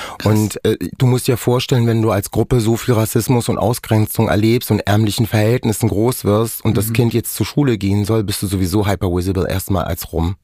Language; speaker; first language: German; non-native, local second language; Romany